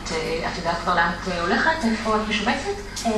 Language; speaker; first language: Hebrew; native; Hebrew